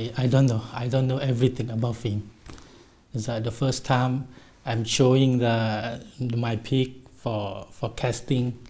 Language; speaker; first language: English; non-native, learner; Thai